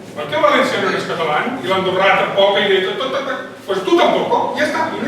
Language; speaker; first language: Spanish; non-native, local second language; Catalan